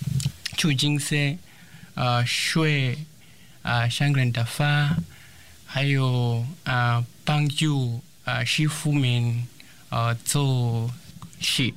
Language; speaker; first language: Chinese; non-native, learner; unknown